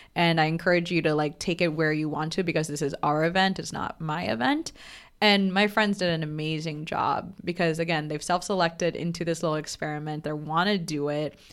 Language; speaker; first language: English; non-native, local second language; Bangla